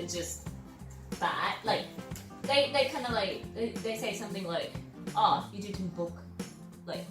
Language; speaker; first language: English; non-native, fluent; Thai